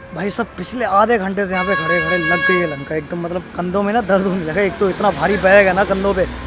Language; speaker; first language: Hindi; native; Hindi